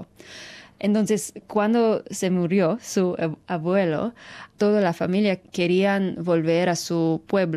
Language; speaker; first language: Spanish; non-native, fluent; English